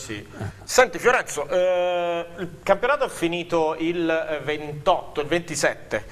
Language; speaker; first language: Italian; native; Italian